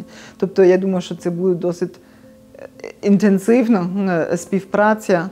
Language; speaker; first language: Ukrainian; non-native, fluent; German